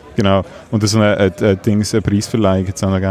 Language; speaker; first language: German; native; German